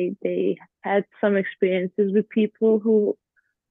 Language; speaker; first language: English; non-native, fluent; Hungarian